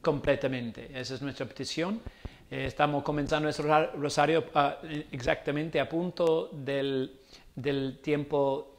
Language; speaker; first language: Spanish; non-native, learner; English